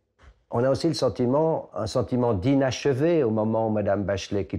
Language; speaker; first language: French; native; French